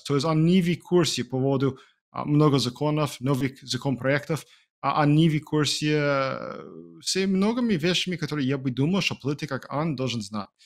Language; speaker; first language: Ukrainian; non-native, learner; English